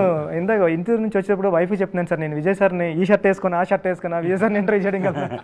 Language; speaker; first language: Telugu; native; Telugu